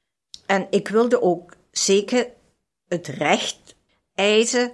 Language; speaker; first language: Dutch; non-native, fluent; German